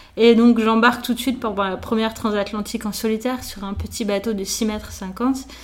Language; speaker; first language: French; native; French